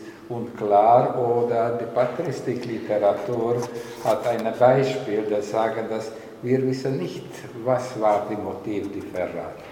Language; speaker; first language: German; non-native, learner; Hungarian